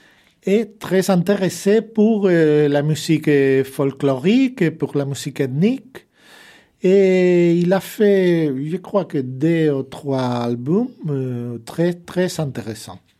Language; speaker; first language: French; non-native, fluent; Spanish